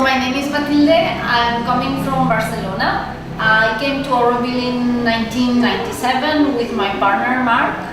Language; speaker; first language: English; non-native, fluent; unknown